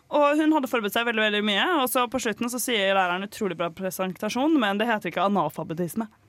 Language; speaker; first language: Norwegian; native; Norwegian